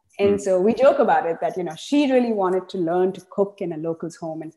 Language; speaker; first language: English; non-native, local second language; Tamil